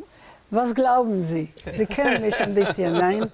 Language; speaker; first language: German; early bilingual, heritage; German